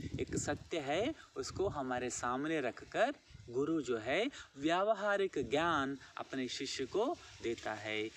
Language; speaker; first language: Hindi; non-native, local second language; Telugu